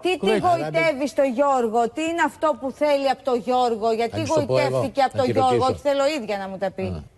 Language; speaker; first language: Greek; native; Greek